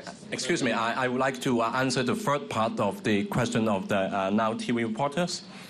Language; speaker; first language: English; non-native, local second language; Cantonese